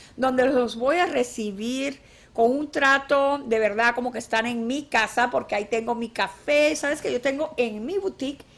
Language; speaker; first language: Spanish; native; Spanish